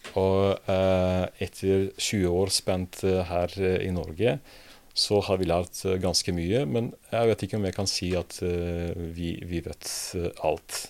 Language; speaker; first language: Norwegian; non-native, fluent; Serbian